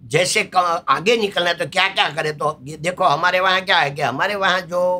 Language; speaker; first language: Hindi; non-native, local second language; Gujarati